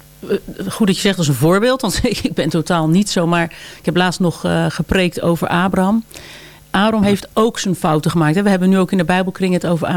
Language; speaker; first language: Dutch; native; Dutch